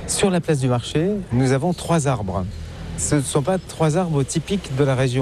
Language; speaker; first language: French; native; French